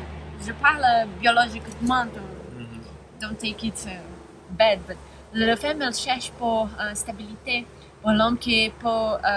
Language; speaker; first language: French; non-native, learner; Spanish